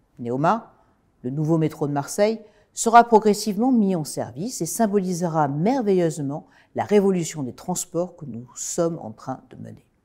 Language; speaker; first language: French; native; French